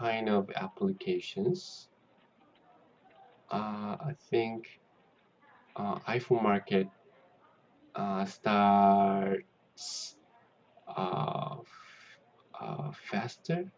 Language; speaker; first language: English; non-native, learner; Korean